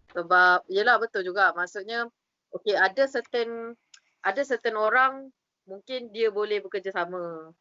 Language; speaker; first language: Malay; native; Malay